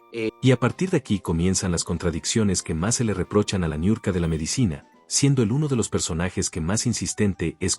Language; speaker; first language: Spanish; native; Spanish